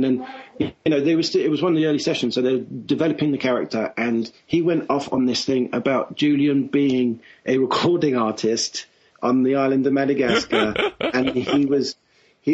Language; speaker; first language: English; native; English